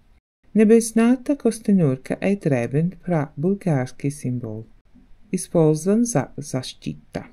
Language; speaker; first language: Bulgarian; non-native, learner; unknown